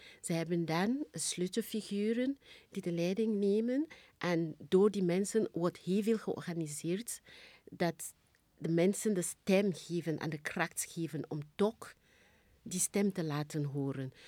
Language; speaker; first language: Dutch; non-native, fluent; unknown